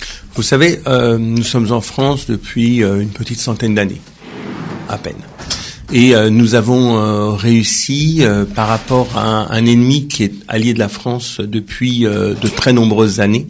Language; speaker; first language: French; native; French